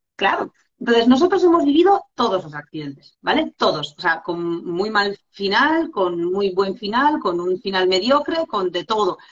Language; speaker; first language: Spanish; non-native, fluent; Polish